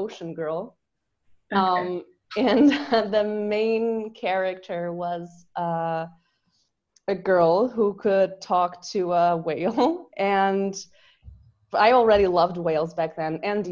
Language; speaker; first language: English; non-native, fluent; Portuguese